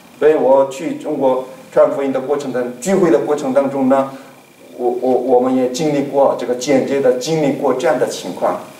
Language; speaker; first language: Chinese; non-native, fluent; Korean